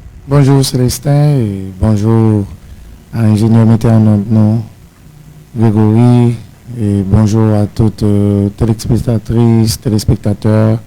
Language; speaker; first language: Haitian Creole; native; Haitian Creole